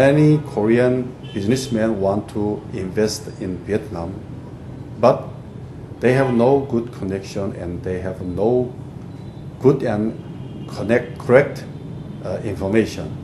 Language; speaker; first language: English; non-native, fluent; Korean